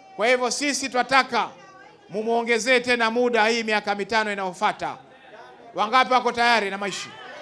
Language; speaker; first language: Swahili; native; Swahili